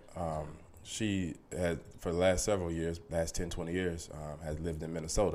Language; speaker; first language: English; native; English